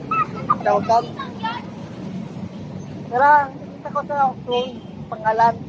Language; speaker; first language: Filipino; non-native, learner; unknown